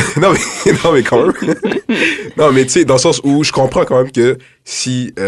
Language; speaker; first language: French; early bilingual, other home language; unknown